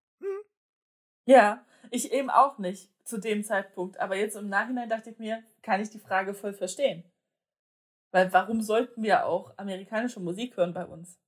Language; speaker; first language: German; early bilingual, other home language; Polish